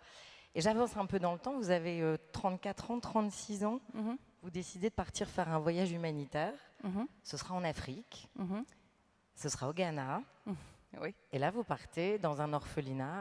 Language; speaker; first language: French; native; French